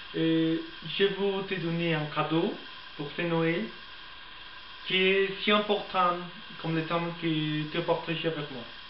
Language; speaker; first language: French; non-native, learner; Spanish